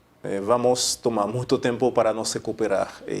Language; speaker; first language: Portuguese; non-native, fluent; Haitian Creole